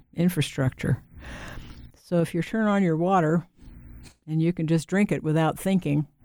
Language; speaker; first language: English; native; English